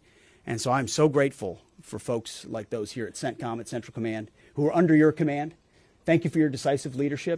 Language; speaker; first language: English; native; English